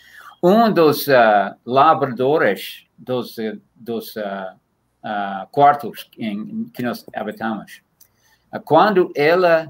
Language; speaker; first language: Portuguese; non-native, fluent; English